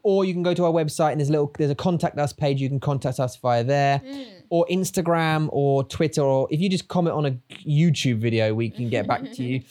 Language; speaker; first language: English; native; English